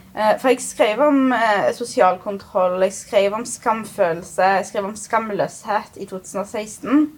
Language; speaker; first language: Norwegian; early bilingual, other home language; Arabic